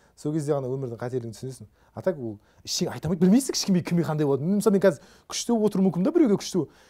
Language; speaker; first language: Kazakh; native; Kazakh